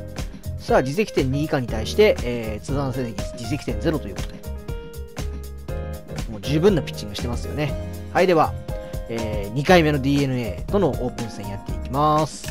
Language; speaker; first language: Japanese; native; Japanese